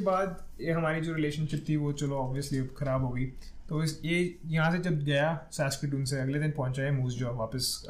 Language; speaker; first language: Hindi; non-native, local second language; Punjabi